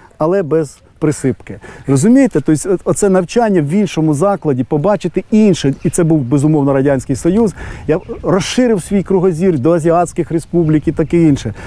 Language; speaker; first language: Ukrainian; native; Ukrainian